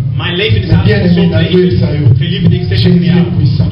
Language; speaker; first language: Dutch; non-native, fluent; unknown